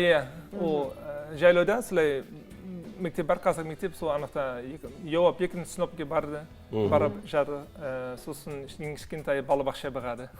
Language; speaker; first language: Kazakh; non-native, learner; Dutch